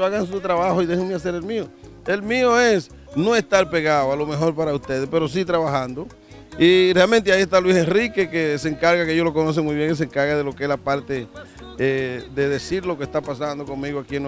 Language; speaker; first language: Spanish; native; Spanish